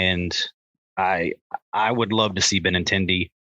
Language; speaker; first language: English; native; English